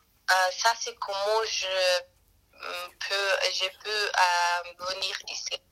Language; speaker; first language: French; non-native, learner; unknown